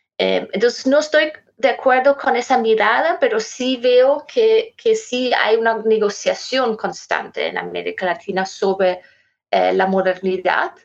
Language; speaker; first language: Spanish; non-native, fluent; German